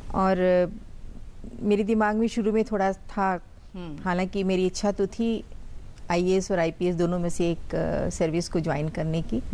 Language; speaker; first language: Hindi; native; Hindi